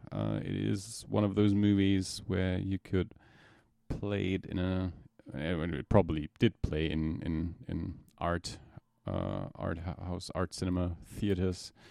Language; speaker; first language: English; non-native, fluent; German